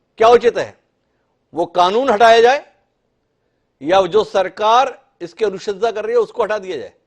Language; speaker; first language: Hindi; native; Hindi